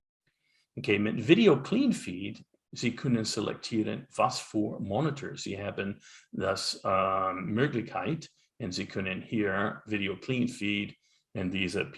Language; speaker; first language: German; non-native, learner; English